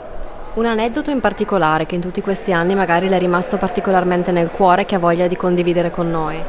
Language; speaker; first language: Italian; native; Italian